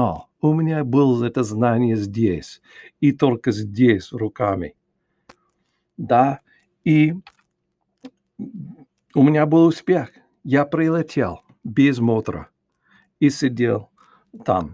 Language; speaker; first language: Russian; non-native, learner; English